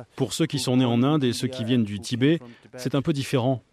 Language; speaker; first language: French; non-native, fluent; Chinese